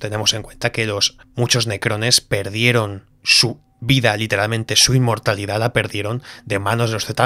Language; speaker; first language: Spanish; native; Spanish